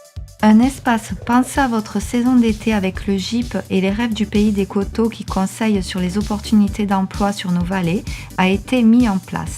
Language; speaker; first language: French; native; French